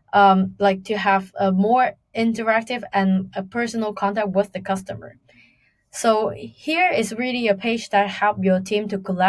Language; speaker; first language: English; non-native, fluent; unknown